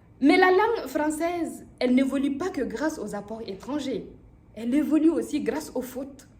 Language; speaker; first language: French; non-native, local second language; Mossi